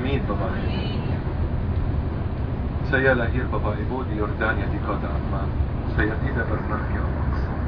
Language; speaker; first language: Indonesian; non-native, fluent; Arabic